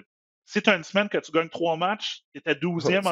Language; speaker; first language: French; native; French